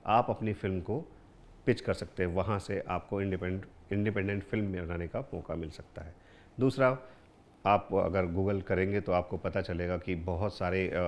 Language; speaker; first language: Hindi; native; Hindi